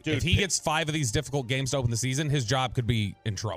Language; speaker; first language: English; native; English